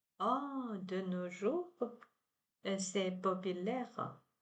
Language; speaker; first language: French; non-native, learner; Chinese